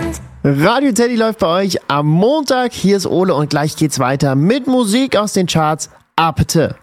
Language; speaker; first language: German; native; German